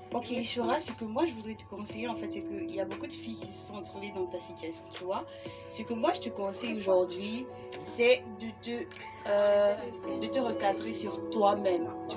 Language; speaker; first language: French; native; French